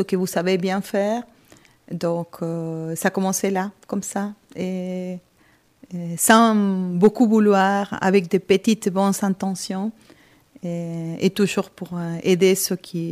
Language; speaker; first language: French; non-native, fluent; Spanish